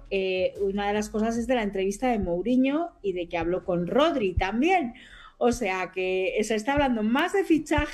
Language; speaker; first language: Spanish; native; Spanish